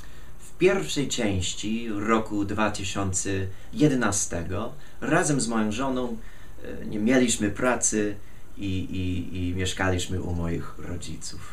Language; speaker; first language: Polish; non-native, fluent; English